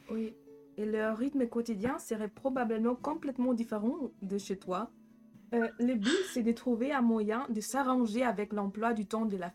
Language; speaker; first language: French; non-native, fluent; German